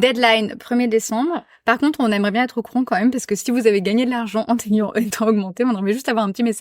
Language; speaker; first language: French; native; French